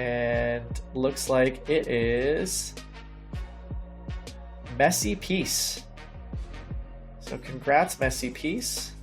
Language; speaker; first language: English; native; English